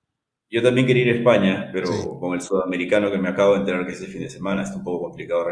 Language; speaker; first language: Spanish; native; Spanish